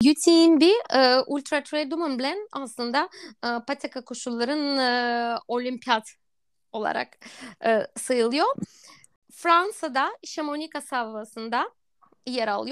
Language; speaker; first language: Turkish; non-native, fluent; Russian